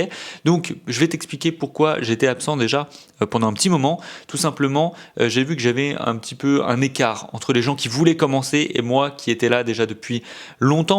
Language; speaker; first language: French; native; French